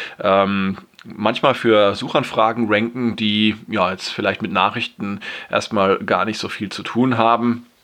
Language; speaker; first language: German; native; German